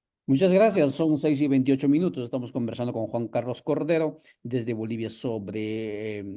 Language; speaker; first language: Spanish; native; Spanish